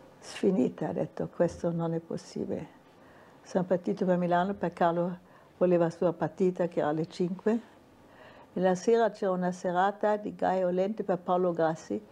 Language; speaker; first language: Italian; non-native, fluent; German